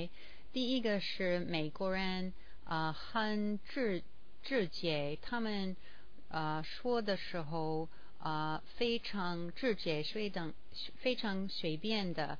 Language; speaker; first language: Chinese; non-native, learner; English